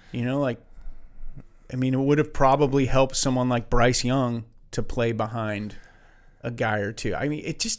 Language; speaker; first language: English; native; English